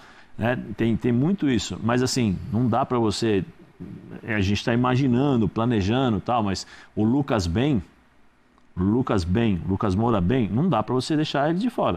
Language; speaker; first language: Portuguese; native; Portuguese